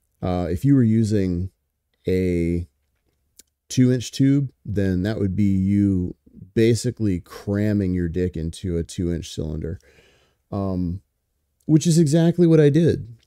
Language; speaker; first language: English; native; English